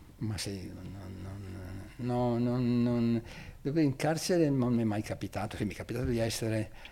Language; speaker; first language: Italian; native; Italian